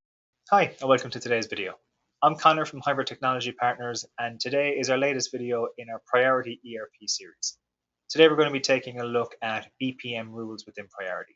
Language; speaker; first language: English; native; English